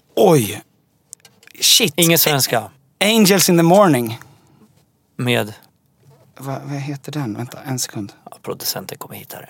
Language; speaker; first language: Swedish; native; Swedish